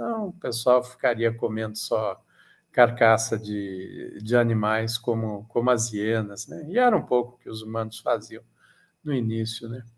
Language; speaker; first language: Portuguese; native; Portuguese